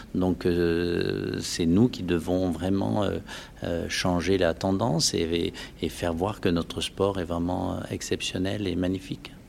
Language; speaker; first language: French; native; French